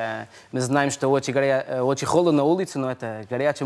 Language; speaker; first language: Russian; non-native, learner; Portuguese